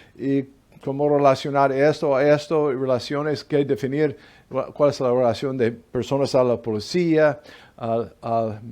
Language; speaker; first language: Spanish; non-native, fluent; English